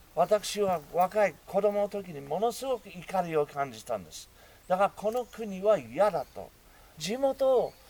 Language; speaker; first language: Japanese; non-native, fluent; English